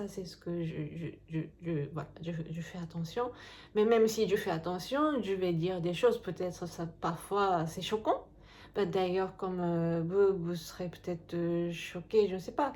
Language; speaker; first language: French; non-native, fluent; Japanese